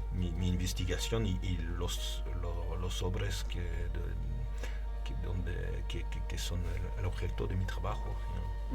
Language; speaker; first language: Spanish; non-native, learner; French